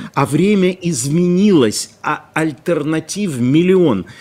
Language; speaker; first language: Russian; non-native, local second language; Ukrainian